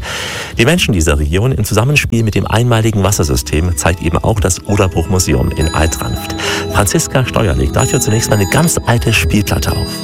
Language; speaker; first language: German; native; German